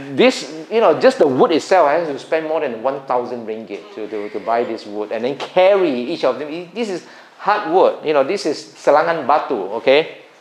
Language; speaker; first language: English; non-native, local second language; Min Nan Chinese